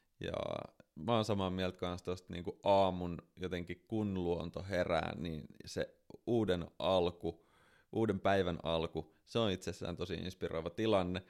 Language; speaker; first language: Finnish; native; Finnish